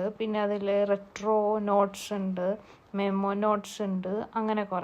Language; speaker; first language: Malayalam; native; Malayalam